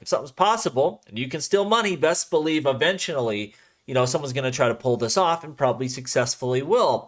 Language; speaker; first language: English; native; English